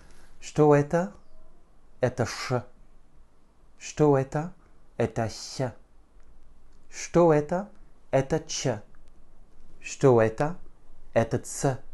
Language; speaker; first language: Russian; non-native, fluent; French